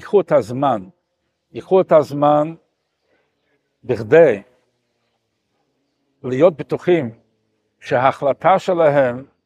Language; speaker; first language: Hebrew; non-native, fluent; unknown